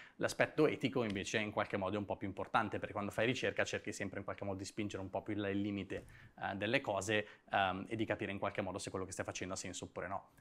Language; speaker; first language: Italian; native; Italian